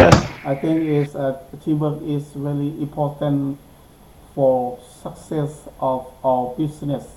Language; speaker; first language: English; non-native, learner; Thai